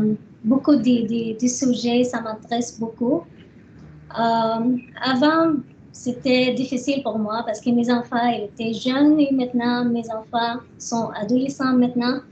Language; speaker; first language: French; non-native, learner; Arabic